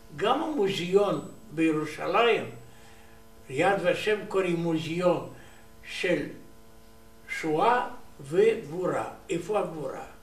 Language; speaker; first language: Hebrew; non-native, learner; Romanian